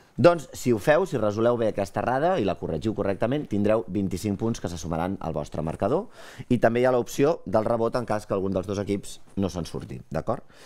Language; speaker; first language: Catalan; native; Catalan